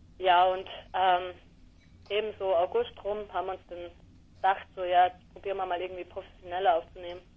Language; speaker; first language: German; native; German